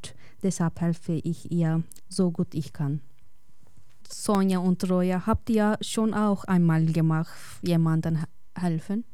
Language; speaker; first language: German; non-native, fluent; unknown